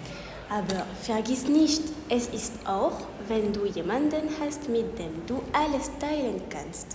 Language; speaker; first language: German; non-native, learner; French